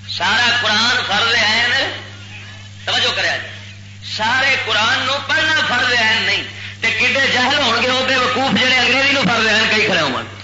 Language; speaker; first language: Urdu; non-native, local second language; Punjabi